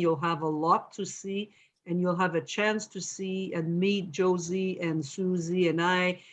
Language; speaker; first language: English; non-native, fluent; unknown